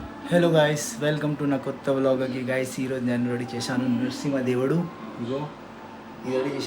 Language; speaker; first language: Telugu; non-native, learner; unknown